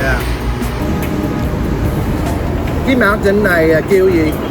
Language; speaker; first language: Vietnamese; early bilingual, heritage; Vietnamese